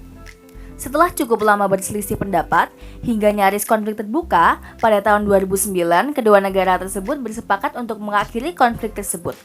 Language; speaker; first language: Indonesian; native; Indonesian